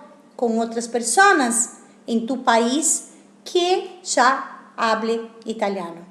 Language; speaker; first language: Spanish; non-native, fluent; Italian